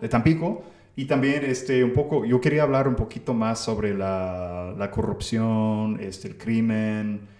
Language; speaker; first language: Spanish; non-native, fluent; English